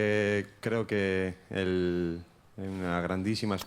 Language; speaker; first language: Italian; non-native, learner; Spanish